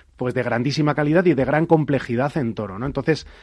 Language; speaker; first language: Spanish; native; Spanish